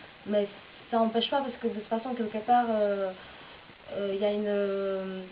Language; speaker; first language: French; non-native, fluent; Polish